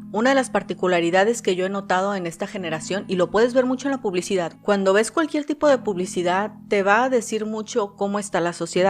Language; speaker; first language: Spanish; native; Spanish